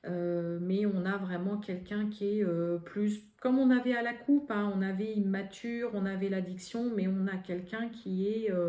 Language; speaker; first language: French; native; French